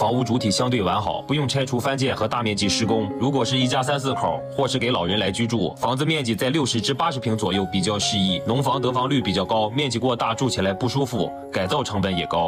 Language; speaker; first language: Chinese; native; Chinese